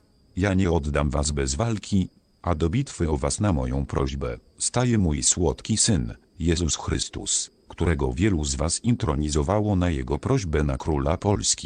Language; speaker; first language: Polish; native; Polish